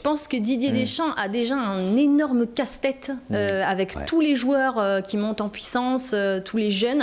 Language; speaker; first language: French; native; French